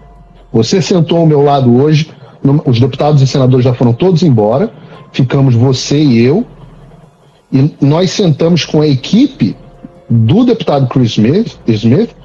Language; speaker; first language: Portuguese; native; Portuguese